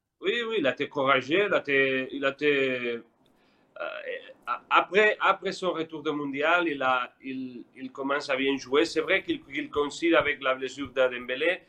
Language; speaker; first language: French; non-native, learner; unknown